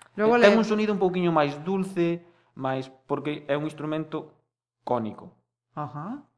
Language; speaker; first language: Galician; native; Galician